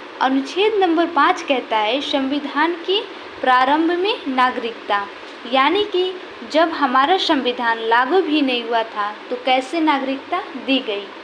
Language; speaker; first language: Hindi; native; Hindi